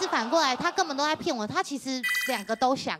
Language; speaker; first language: Chinese; native; Chinese